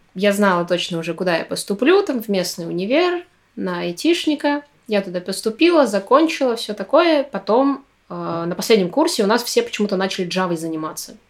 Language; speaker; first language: Russian; native; Russian